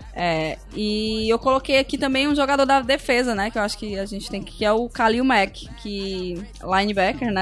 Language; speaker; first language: Portuguese; native; Portuguese